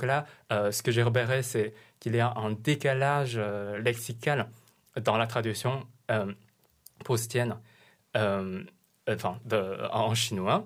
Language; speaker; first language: French; non-native, fluent; Chinese